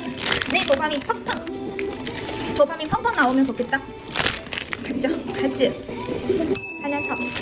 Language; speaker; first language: Korean; non-native, learner; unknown